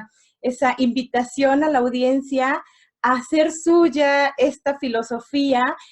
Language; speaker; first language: Spanish; native; Spanish